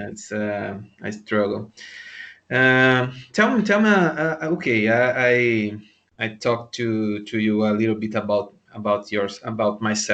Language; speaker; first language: English; non-native, learner; Portuguese